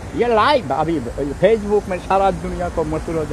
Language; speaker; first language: Hindi; non-native, learner; Bangla